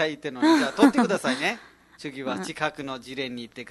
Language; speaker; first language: Japanese; non-native, fluent; Nepali